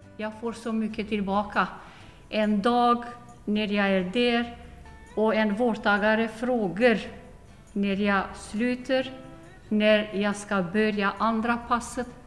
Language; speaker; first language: Swedish; non-native, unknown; Albanian